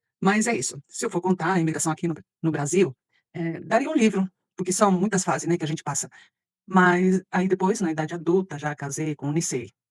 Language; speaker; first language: Portuguese; early bilingual, other home language; Spanish